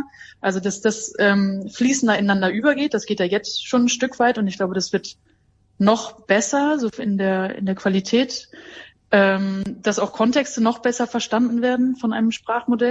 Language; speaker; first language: German; native; German